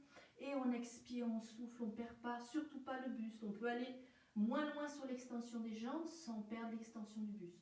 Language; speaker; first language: French; native; French